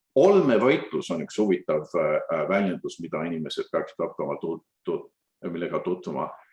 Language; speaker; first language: Estonian; early bilingual, heritage; Estonian